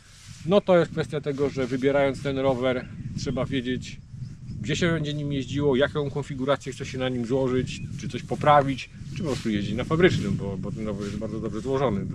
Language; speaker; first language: Polish; native; Polish